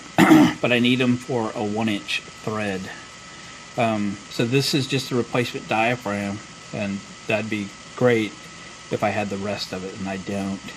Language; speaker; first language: English; native; English